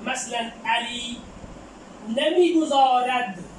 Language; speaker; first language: Persian; non-native, fluent; Urdu